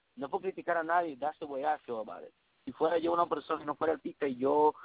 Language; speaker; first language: Spanish; early bilingual, heritage; Spanish